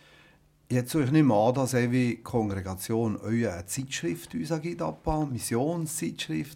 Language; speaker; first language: German; native; German